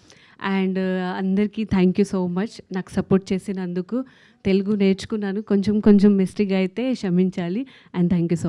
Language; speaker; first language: Telugu; non-native, fluent; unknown